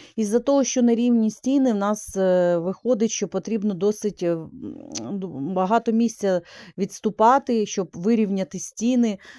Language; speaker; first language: Ukrainian; non-native, local second language; Russian